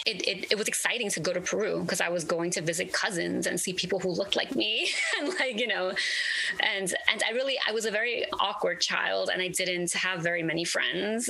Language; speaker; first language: English; early bilingual, other home language; Spanish